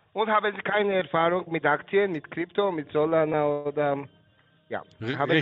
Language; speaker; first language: German; non-native, learner; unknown